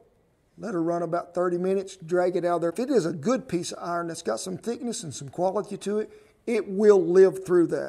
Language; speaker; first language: English; native; English